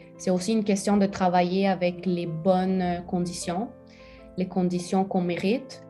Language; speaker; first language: French; native; French